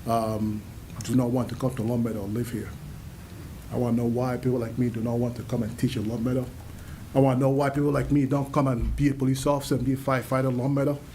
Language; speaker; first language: English; early bilingual, other home language; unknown